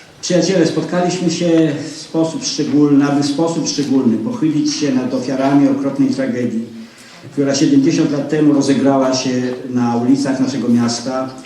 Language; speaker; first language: Polish; native; Polish